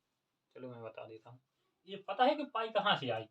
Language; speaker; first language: Hindi; native; Hindi